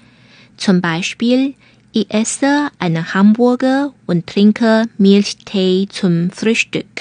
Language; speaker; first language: German; non-native, fluent; Chinese